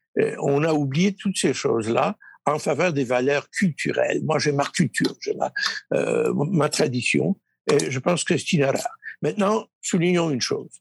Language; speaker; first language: French; early bilingual, other home language; Polish